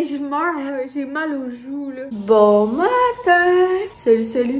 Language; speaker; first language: French; native; French